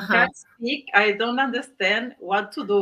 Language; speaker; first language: English; non-native, learner; Spanish